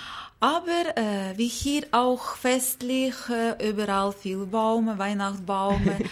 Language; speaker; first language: German; non-native, learner; Ukrainian